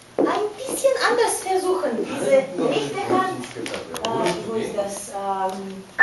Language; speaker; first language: German; non-native, fluent; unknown